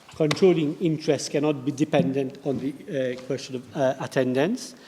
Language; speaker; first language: English; non-native, local second language; Morisyen